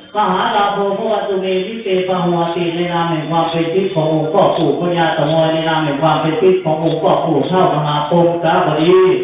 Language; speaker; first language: Thai; native; Thai